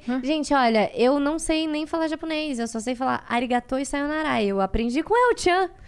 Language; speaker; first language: Portuguese; native; Portuguese